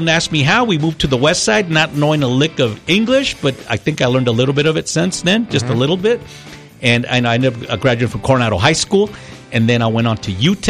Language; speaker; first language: English; early bilingual, other home language; Spanish